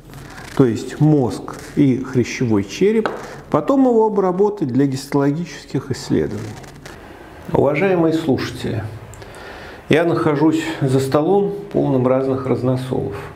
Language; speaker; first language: Russian; native; Russian